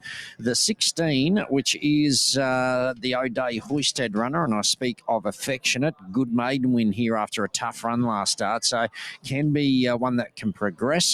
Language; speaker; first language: English; native; English